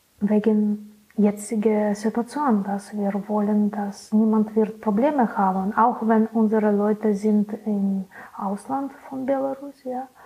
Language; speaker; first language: German; non-native, learner; Belarusian